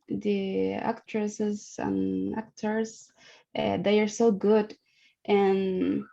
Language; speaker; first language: English; non-native, learner; Spanish